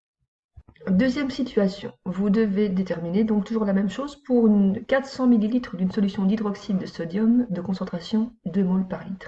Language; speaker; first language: French; native; French